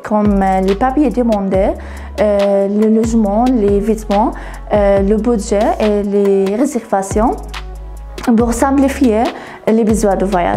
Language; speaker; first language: French; non-native, learner; Arabic